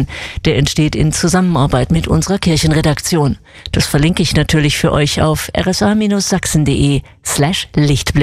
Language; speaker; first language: German; native; German